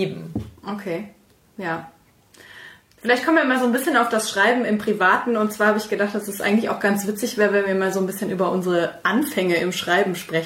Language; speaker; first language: German; native; German